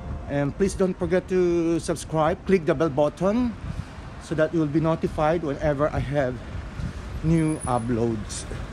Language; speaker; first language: English; non-native, local second language; Filipino